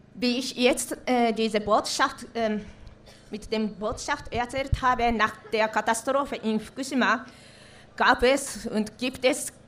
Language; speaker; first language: German; non-native, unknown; Japanese